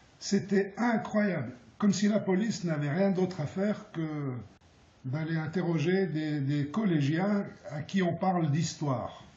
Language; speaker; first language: French; early bilingual, other home language; Arabic